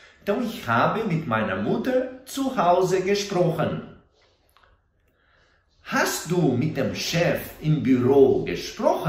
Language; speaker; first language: German; non-native, fluent; Portuguese